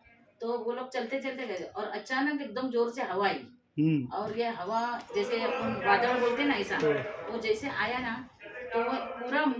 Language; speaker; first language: Hindi; non-native, local second language; Marathi